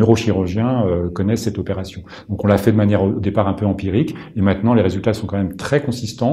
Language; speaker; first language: French; native; French